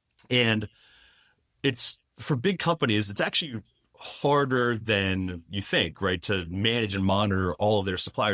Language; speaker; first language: English; native; English